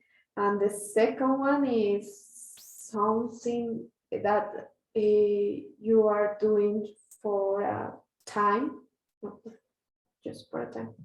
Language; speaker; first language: English; non-native, learner; Spanish